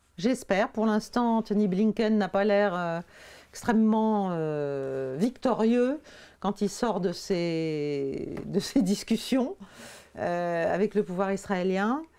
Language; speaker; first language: French; native; French